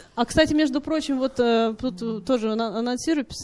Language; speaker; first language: Russian; native; Russian